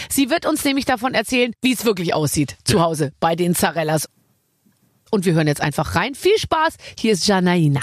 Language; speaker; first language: German; native; German